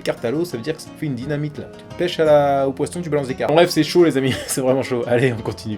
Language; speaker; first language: French; native; French